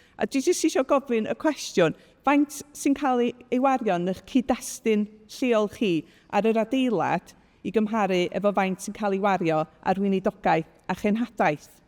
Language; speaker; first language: Welsh; native; Welsh